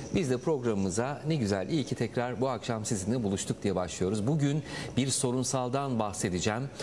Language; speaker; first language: Turkish; native; Turkish